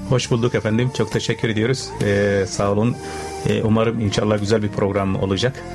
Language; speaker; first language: Turkish; non-native, fluent; Arabic